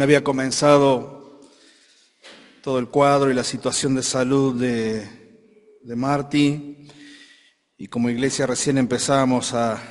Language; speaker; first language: Spanish; native; Spanish